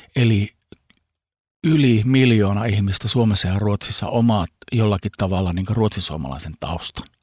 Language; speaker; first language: Finnish; early bilingual, heritage; Finnish